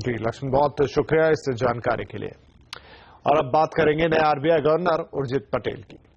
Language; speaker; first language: Hindi; native; Hindi